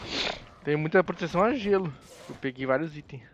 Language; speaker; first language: Portuguese; native; Portuguese